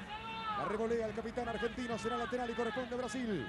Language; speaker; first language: Spanish; native; Spanish